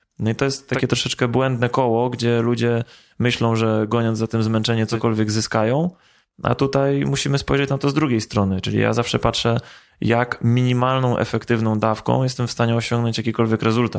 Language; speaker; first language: Polish; native; Polish